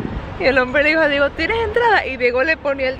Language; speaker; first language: Spanish; native; Spanish